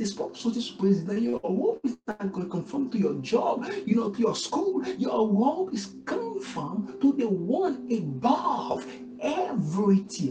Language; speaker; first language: English; non-native, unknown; Haitian Creole